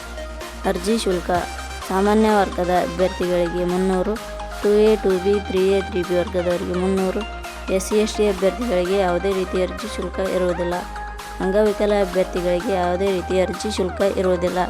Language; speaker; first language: Kannada; native; Kannada